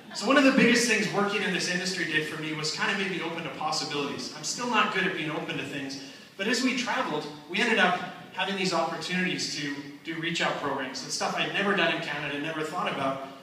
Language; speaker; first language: English; native; English